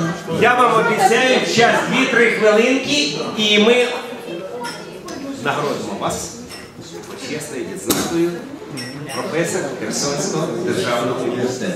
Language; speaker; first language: Ukrainian; native; Ukrainian